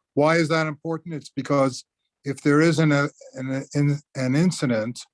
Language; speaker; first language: English; native; English